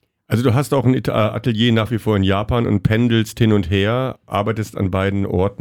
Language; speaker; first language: German; native; German